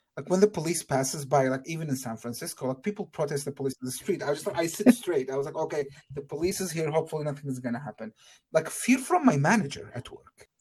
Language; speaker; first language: English; non-native, fluent; Arabic